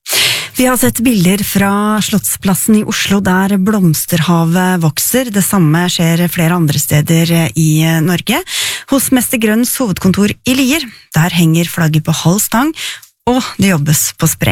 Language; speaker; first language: Norwegian; native; Norwegian